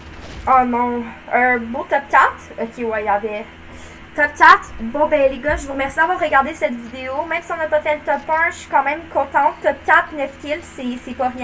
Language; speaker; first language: French; native; French